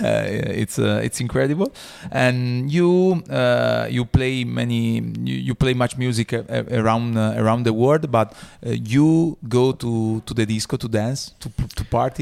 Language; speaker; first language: English; non-native, learner; Italian